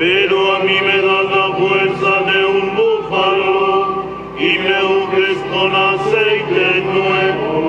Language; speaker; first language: Spanish; native; Spanish